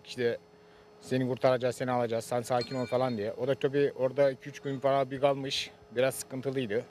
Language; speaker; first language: Turkish; native; Turkish